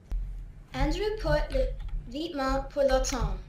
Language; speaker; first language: French; non-native, learner; English